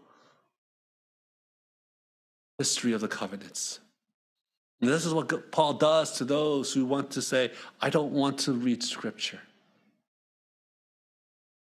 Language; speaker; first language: English; native; English